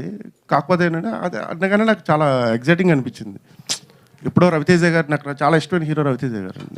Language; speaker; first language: Telugu; native; Telugu